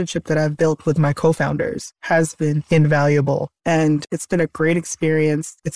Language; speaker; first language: English; early bilingual, other home language; Haitian Creole